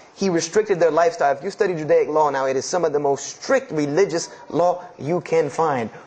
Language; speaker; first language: English; native; English